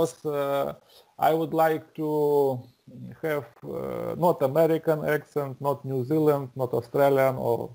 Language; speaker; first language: English; non-native, learner; Russian